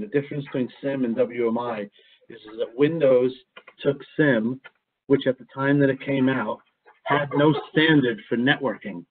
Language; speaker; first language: English; native; English